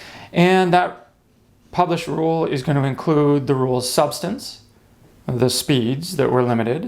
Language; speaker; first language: English; native; English